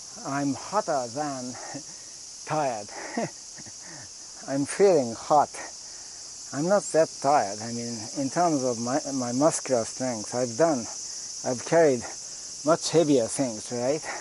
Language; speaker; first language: English; non-native, fluent; Japanese